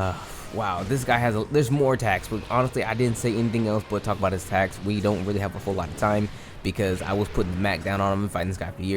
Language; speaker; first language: English; native; English